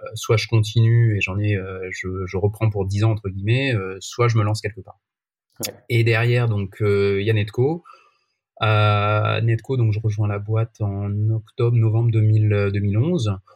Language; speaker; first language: French; native; French